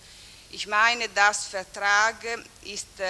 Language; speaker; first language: German; non-native, fluent; Italian